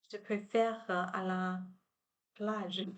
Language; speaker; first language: French; non-native, learner; Chinese